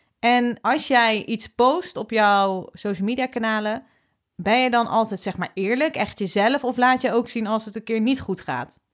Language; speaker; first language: Dutch; native; Dutch